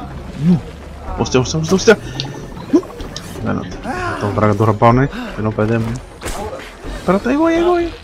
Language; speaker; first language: Spanish; native; Spanish